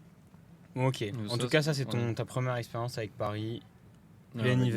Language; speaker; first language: French; native; French